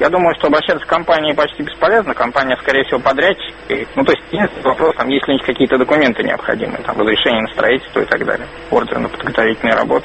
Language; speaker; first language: Russian; native; Russian